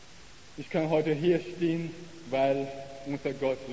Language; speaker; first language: German; non-native, learner; Chinese